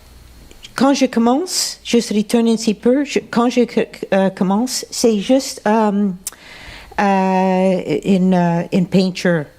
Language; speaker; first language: French; non-native, local second language; English